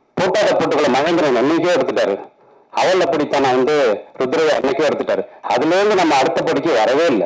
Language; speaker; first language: Tamil; native; Tamil